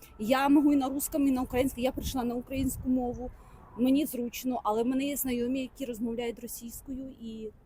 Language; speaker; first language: Ukrainian; non-native, local second language; Russian